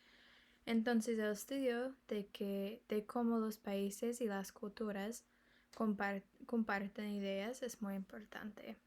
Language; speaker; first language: Spanish; non-native, learner; English